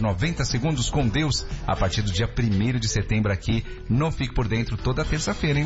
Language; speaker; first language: Portuguese; native; Portuguese